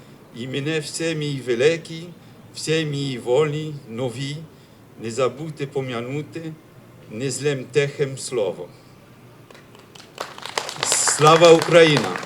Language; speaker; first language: Ukrainian; non-native, learner; French